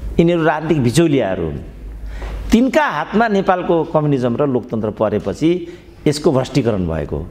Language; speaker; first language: Nepali; native; Nepali